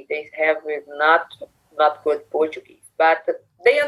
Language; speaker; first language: English; non-native, learner; Portuguese